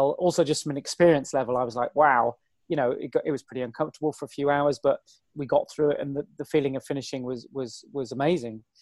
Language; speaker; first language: English; native; English